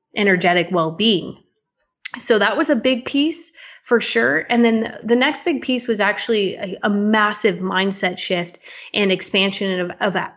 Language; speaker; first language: English; native; English